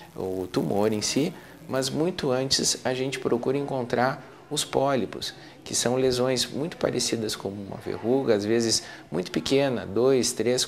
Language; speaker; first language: Portuguese; native; Portuguese